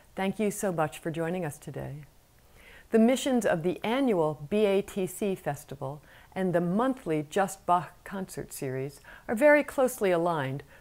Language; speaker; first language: English; native; English